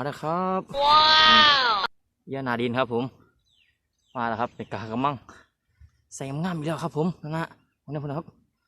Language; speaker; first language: Thai; native; Thai